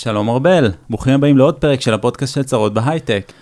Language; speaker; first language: Hebrew; native; Hebrew